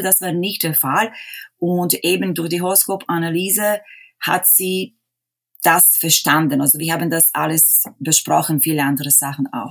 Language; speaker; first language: German; non-native, fluent; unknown